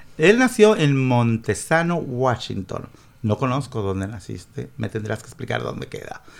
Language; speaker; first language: Spanish; native; Spanish